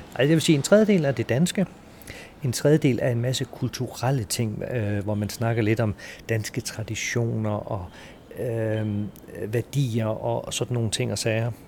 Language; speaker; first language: Danish; native; Danish